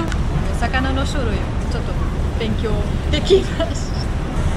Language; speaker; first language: Japanese; non-native, fluent; German